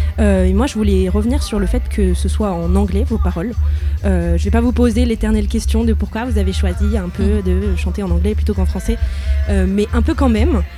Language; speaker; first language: French; native; French